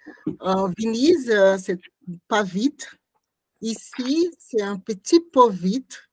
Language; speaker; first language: French; non-native, learner; Portuguese